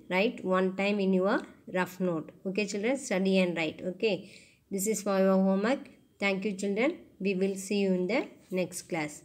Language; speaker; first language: English; non-native, local second language; Tamil